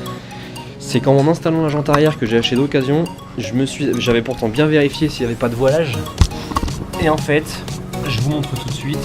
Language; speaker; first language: French; native; French